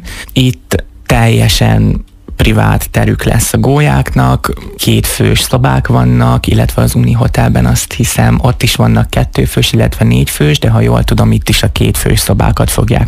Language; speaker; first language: Hungarian; native; Hungarian